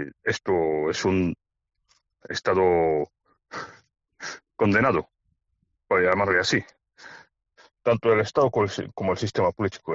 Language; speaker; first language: Spanish; non-native, fluent; Bulgarian